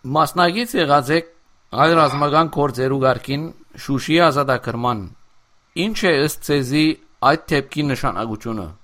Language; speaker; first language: Armenian; early bilingual, heritage; Armenian